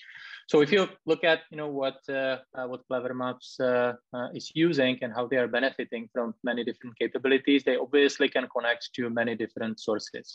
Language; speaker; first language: English; non-native, fluent; Czech